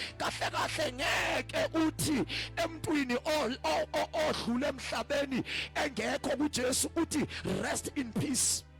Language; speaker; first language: Zulu; non-native, local second language; Xhosa